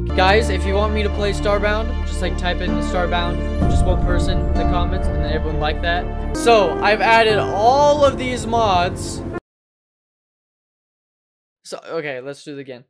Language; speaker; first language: English; native; English